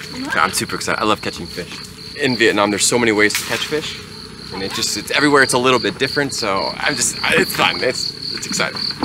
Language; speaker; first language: English; native; English